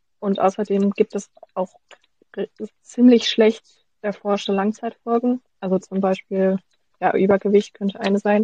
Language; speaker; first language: German; native; German